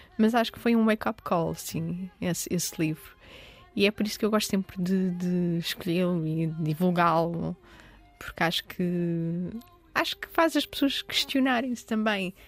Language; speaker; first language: Portuguese; early bilingual, other home language; Arabic